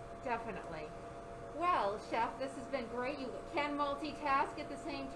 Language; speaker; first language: English; native; English